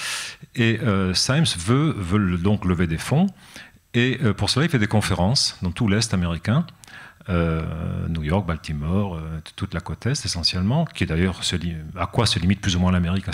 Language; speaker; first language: French; native; French